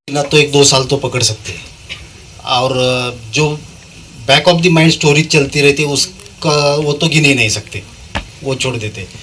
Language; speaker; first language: Hindi; native; Hindi